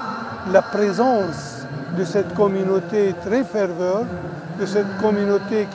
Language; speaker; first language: French; non-native, local second language; Arabic